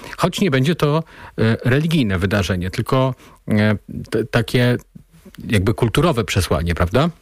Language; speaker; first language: Polish; native; Polish